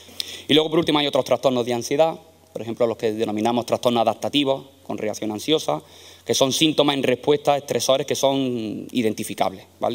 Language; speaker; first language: Spanish; native; Spanish